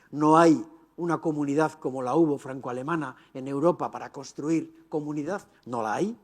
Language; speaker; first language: Spanish; native; Spanish